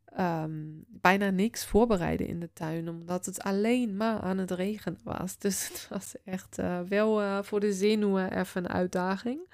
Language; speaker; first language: Dutch; non-native, fluent; German